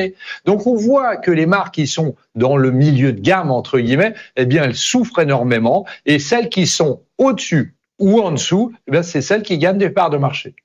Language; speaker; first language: French; native; French